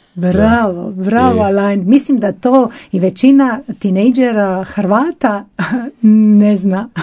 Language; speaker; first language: Croatian; native; Croatian